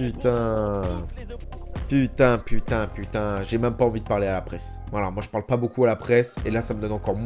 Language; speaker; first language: French; native; French